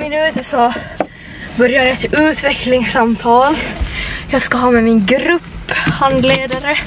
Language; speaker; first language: Swedish; native; Swedish